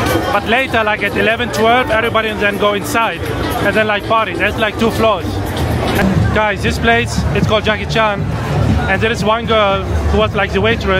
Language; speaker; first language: English; non-native, fluent; Arabic